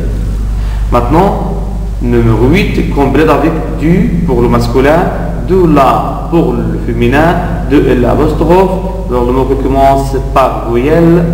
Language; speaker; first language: French; non-native, fluent; Arabic